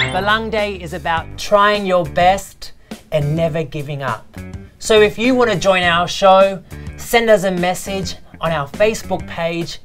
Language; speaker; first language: English; native; English